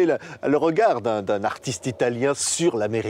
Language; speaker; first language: French; native; French